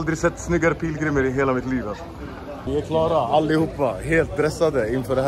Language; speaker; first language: Swedish; native; Swedish